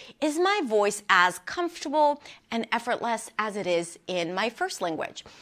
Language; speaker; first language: English; non-native, fluent; Hebrew